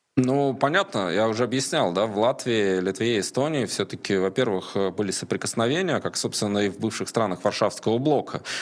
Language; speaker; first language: Russian; native; Russian